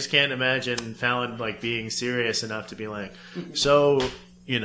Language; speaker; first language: English; native; English